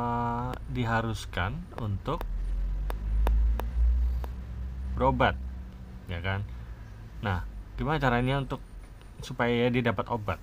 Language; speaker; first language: Indonesian; native; Indonesian